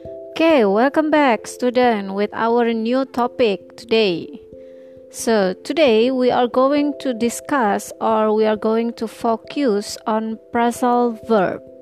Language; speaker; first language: English; non-native, fluent; Indonesian